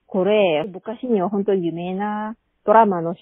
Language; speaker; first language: Japanese; non-native, learner; Korean